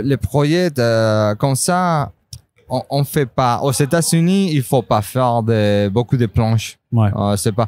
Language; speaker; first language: French; non-native, fluent; Spanish